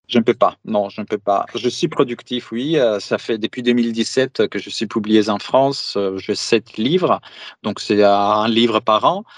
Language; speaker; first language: French; non-native, fluent; Greek